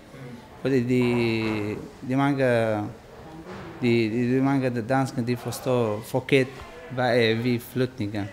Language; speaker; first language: Danish; non-native, learner; Arabic